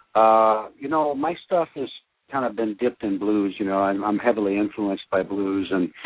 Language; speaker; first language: English; early bilingual, other home language; French